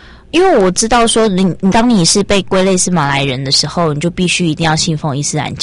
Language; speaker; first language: Chinese; native; Chinese